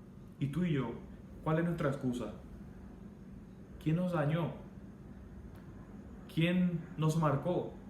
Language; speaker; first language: Spanish; native; Spanish